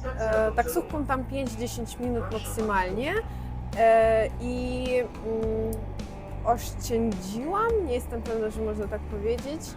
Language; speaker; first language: Polish; non-native, fluent; Russian